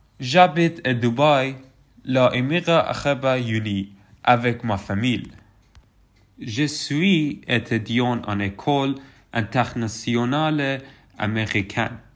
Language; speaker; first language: French; non-native, learner; Persian